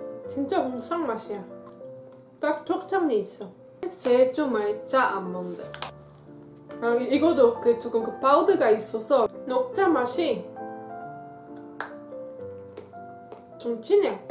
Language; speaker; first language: Korean; non-native, fluent; Dutch